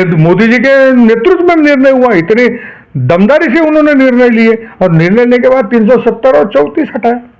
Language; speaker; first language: Hindi; non-native, local second language; Marathi